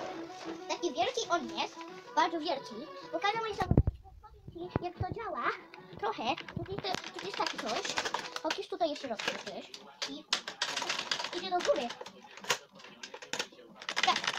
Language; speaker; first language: Polish; early bilingual, heritage; Polish